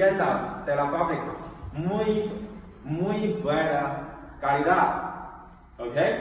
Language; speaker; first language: Spanish; non-native, learner; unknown